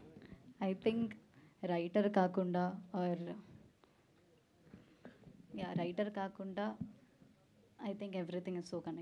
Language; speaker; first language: Telugu; non-native, learner; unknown